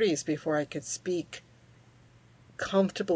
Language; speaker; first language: English; early bilingual, other home language; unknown